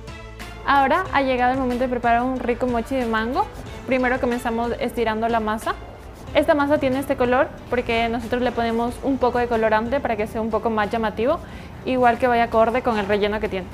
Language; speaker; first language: Spanish; native; Spanish